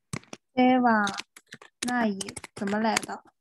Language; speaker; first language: Japanese; non-native, fluent; Chinese